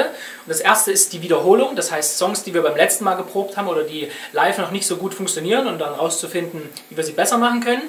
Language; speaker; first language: German; native; German